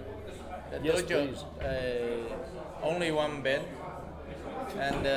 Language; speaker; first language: English; non-native, learner; Japanese